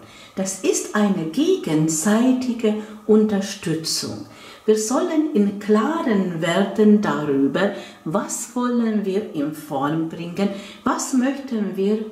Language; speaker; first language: German; non-native, fluent; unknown